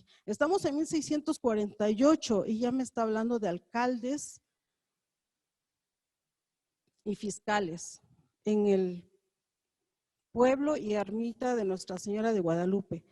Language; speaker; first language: Spanish; native; Spanish